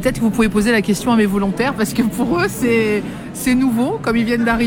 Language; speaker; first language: French; native; French